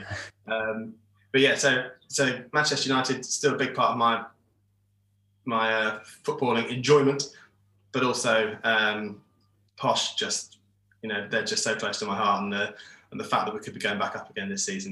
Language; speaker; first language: English; native; English